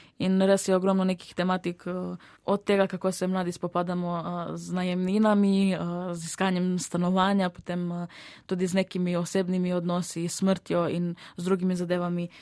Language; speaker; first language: Slovenian; early bilingual, other home language; Serbian